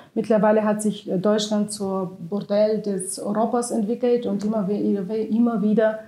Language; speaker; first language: German; non-native, fluent; Bulgarian